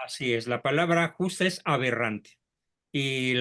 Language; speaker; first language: Spanish; native; Spanish